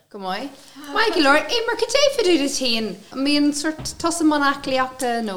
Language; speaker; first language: Irish; non-native, local second language; English